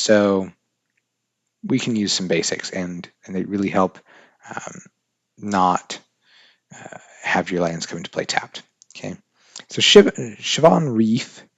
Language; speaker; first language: English; native; English